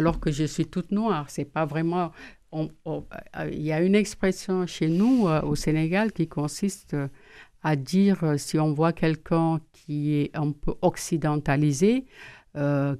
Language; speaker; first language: French; non-native, local second language; Wolof